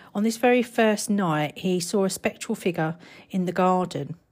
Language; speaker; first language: English; native; English